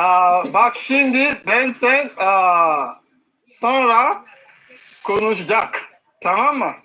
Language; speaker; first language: Turkish; non-native, learner; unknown